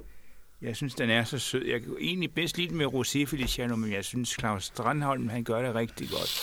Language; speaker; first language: Danish; native; Danish